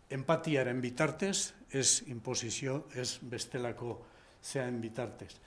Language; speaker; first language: Basque; non-native, local second language; Spanish